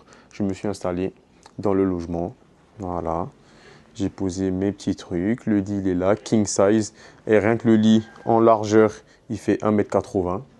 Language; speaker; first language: French; native; French